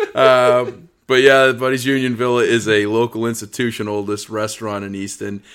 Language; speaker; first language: English; native; English